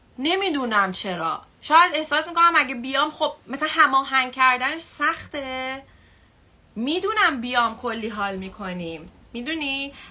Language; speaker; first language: Persian; native; Persian